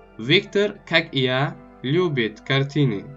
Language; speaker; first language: Russian; non-native, local second language; Tajik